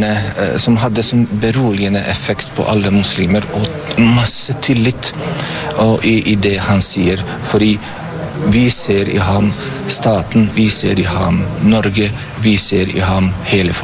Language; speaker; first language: Norwegian; non-native, fluent; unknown